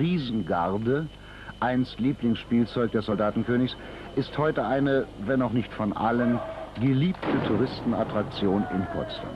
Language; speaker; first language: German; native; German